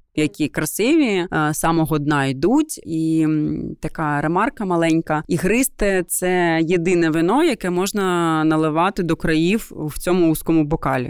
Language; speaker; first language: Ukrainian; non-native, local second language; Russian